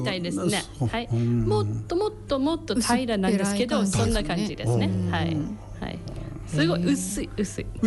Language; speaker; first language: Japanese; non-native, learner; English